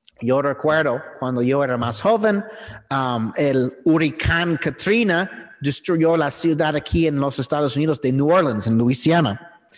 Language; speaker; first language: Spanish; non-native, fluent; English